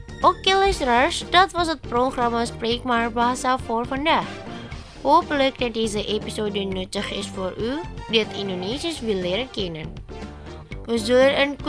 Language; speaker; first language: Dutch; non-native, learner; Indonesian